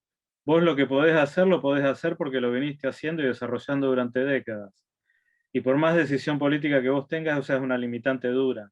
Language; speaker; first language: Spanish; native; Spanish